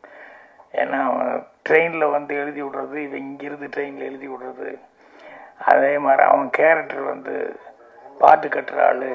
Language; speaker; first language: Tamil; native; Tamil